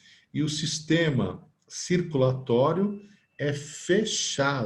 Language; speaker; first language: Portuguese; native; Portuguese